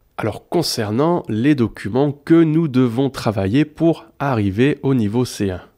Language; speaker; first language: French; native; French